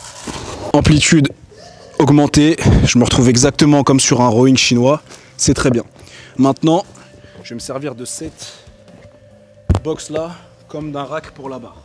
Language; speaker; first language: French; native; French